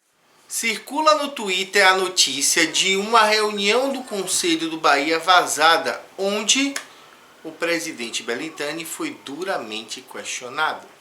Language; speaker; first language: Portuguese; native; Portuguese